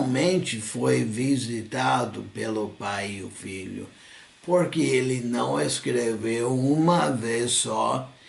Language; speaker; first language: Portuguese; non-native, fluent; English